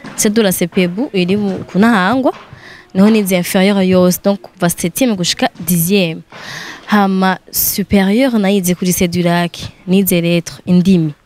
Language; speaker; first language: Rundi; non-native, local second language; Swahili